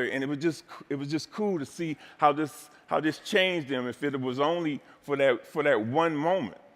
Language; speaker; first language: English; native; English